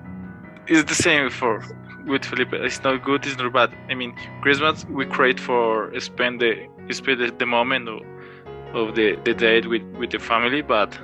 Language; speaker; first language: English; non-native, learner; Spanish